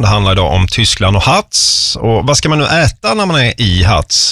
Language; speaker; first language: Swedish; native; Swedish